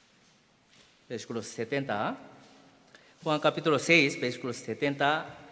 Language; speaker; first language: Spanish; non-native, learner; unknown